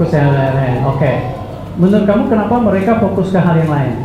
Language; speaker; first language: Indonesian; native; Indonesian